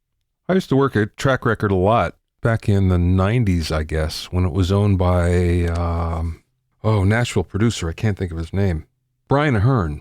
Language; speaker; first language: English; native; English